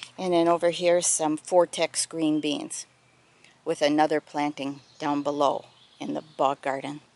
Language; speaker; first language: English; native; English